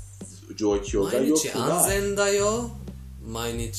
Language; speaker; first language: Japanese; non-native, fluent; Persian